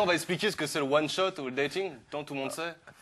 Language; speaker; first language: French; native; French